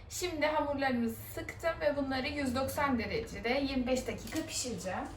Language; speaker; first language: Turkish; native; Turkish